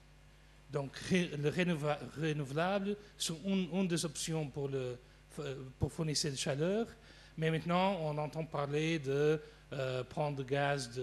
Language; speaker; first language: French; non-native, fluent; Portuguese